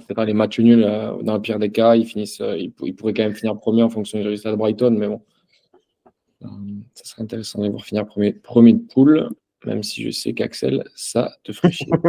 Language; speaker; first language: French; native; French